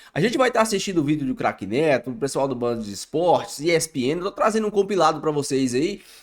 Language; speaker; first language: Portuguese; native; Portuguese